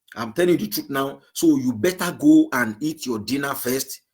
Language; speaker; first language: English; non-native, local second language; Yoruba